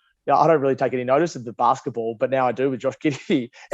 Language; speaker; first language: English; native; English